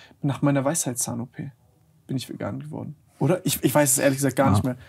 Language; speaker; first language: German; native; German